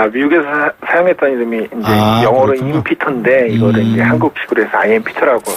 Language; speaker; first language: Korean; native; Korean